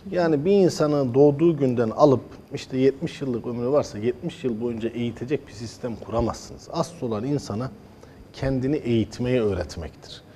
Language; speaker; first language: Turkish; early bilingual, heritage; Turkish